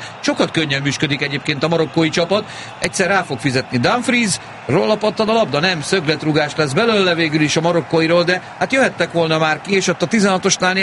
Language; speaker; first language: Hungarian; native; Hungarian